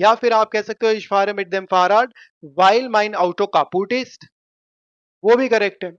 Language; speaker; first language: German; non-native, fluent; Hindi